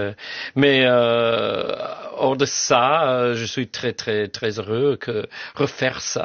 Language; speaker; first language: French; non-native, fluent; English